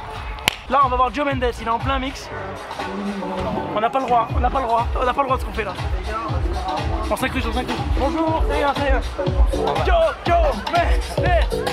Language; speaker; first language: French; native; French